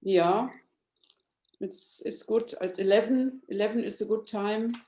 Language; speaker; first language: English; non-native, fluent; German